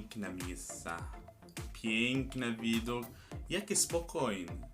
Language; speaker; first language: Polish; non-native, learner; Arabic